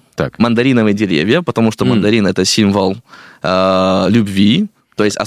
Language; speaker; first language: Russian; non-native, fluent; Chinese